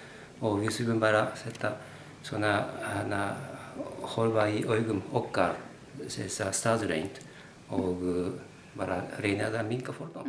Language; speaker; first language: Icelandic; non-native, fluent; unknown